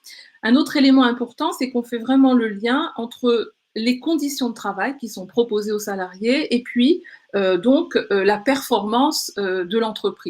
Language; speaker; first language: French; native; French